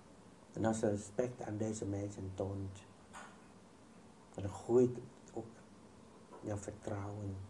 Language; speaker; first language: Dutch; non-native, fluent; Vietnamese